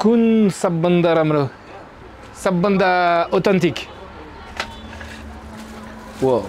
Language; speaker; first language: Nepali; non-native, learner; French